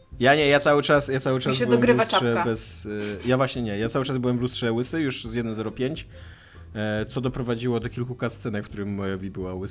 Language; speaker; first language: Polish; native; Polish